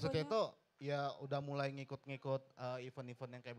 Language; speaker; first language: Indonesian; native; Indonesian